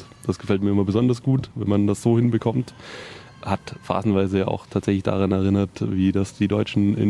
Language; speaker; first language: German; native; German